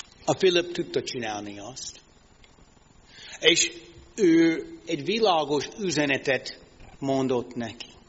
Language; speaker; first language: Hungarian; non-native, fluent; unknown